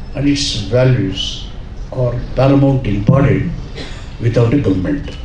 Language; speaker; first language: English; non-native, local second language; Kannada